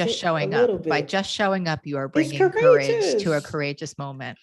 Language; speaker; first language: English; native; English